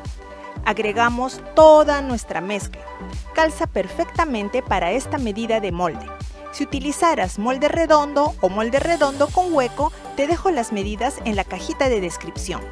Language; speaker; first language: Spanish; native; Spanish